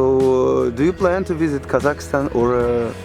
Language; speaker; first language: English; non-native, learner; Kazakh